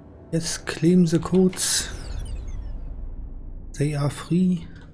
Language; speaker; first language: English; non-native, learner; German